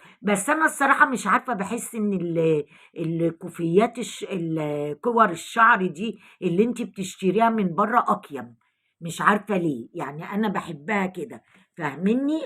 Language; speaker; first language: Arabic; native; Arabic